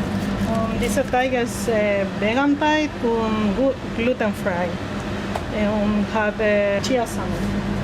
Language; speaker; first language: German; non-native, learner; Spanish